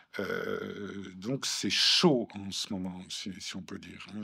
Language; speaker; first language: French; native; French